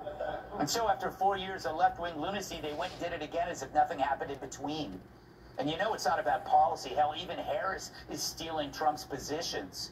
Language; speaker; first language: English; native; English